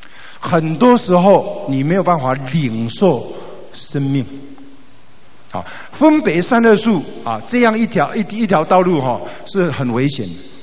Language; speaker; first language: Chinese; native; Chinese